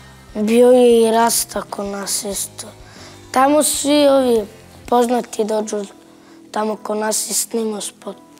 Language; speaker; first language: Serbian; non-native, local second language; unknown